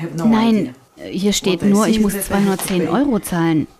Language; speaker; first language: German; non-native, fluent; Bulgarian